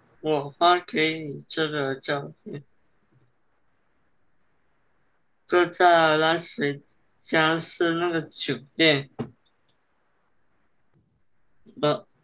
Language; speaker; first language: Chinese; early bilingual, heritage; English